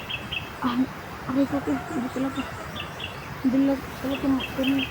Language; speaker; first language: Filipino; non-native, local second language; Cebuano